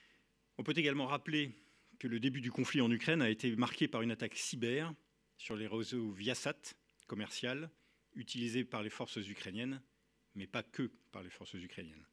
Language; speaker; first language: French; native; French